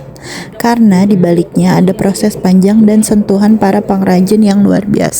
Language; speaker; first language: Indonesian; native; Indonesian